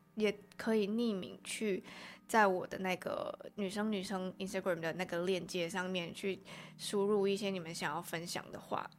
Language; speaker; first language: Chinese; native; Chinese